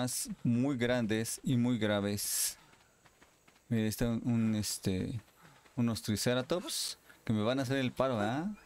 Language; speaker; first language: Spanish; native; Spanish